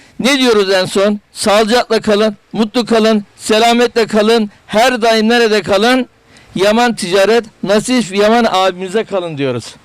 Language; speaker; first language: Turkish; native; Turkish